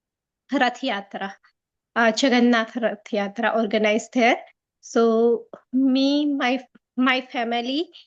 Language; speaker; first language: English; non-native, learner; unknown